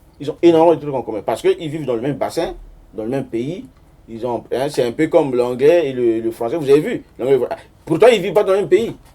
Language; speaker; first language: French; non-native, local second language; Sango